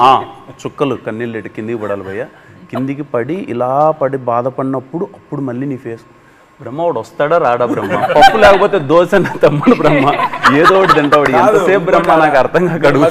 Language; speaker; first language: Telugu; native; Telugu